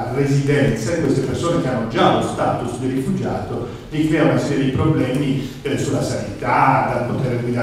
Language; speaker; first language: Italian; native; Italian